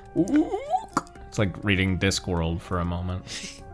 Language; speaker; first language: English; native; English